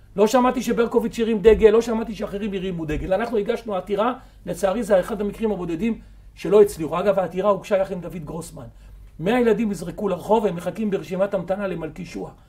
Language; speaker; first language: Hebrew; native; Hebrew